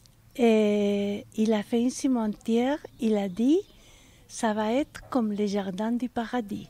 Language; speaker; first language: French; non-native, fluent; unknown